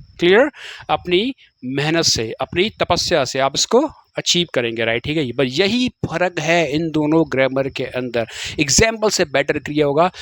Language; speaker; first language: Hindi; native; Hindi